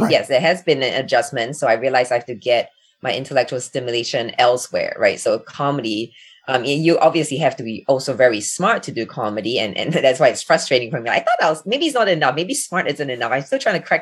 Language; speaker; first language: English; native; English